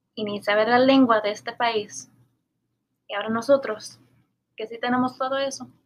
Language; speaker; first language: Spanish; early bilingual, heritage; Spanish